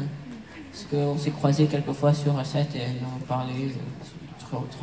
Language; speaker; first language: French; early bilingual, heritage; English